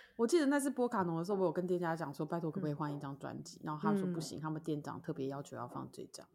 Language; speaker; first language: Chinese; native; Chinese